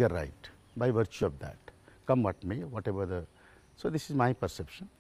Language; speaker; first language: English; non-native, local second language; Odia